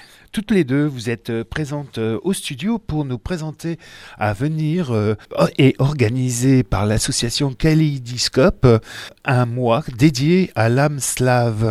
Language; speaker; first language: French; native; French